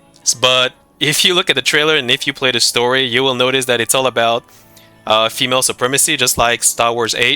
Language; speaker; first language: English; non-native, fluent; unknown